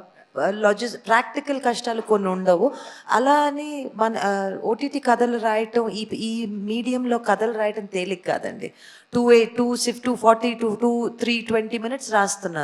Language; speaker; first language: Telugu; native; Telugu